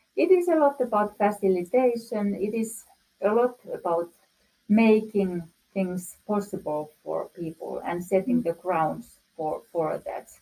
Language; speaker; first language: English; non-native, fluent; Finnish